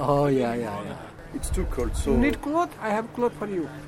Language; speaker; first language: English; non-native, learner; Nepali